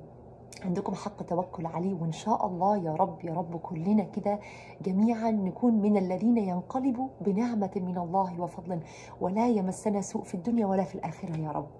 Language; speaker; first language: Arabic; native; Arabic